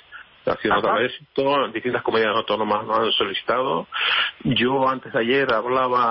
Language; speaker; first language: Spanish; native; Spanish